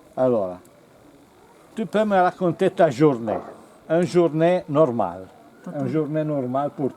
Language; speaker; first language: French; non-native, learner; Italian